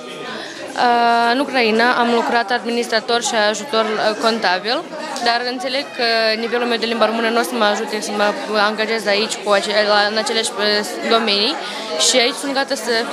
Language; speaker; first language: Romanian; non-native, learner; Ukrainian